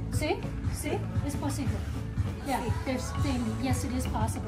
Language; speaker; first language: Spanish; non-native, learner; English